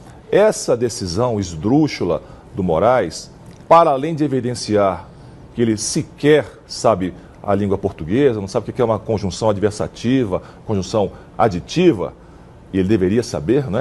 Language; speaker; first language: Portuguese; native; Portuguese